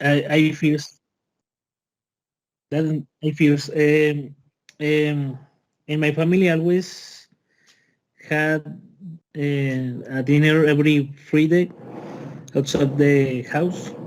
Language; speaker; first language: English; non-native, learner; Spanish